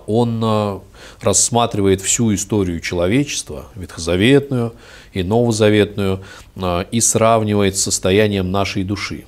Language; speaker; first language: Russian; native; Russian